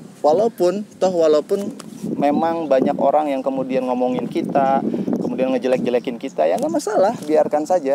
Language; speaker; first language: Indonesian; native; Indonesian